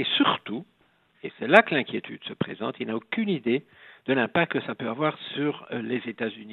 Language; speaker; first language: French; native; French